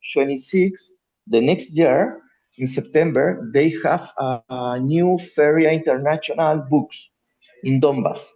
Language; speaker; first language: English; non-native, learner; Spanish